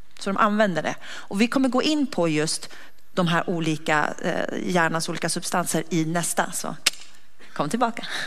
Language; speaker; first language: Swedish; early bilingual, other home language; Persian